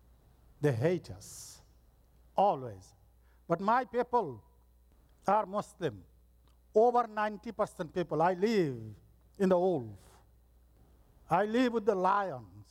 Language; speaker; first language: English; non-native, local second language; Bangla